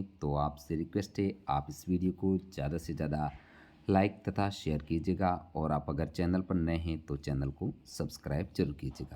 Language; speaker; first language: Hindi; native; Hindi